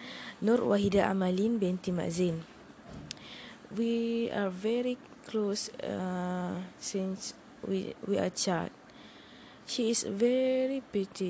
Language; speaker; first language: English; non-native, learner; Malay